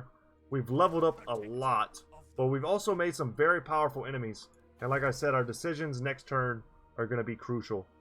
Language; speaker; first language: English; native; English